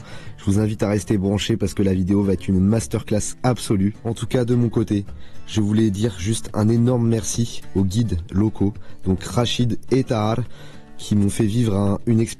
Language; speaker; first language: French; native; French